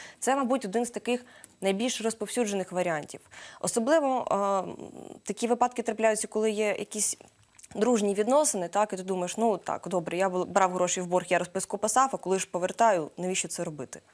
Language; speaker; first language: Ukrainian; native; Ukrainian